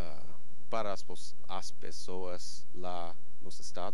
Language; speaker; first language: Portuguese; non-native, learner; English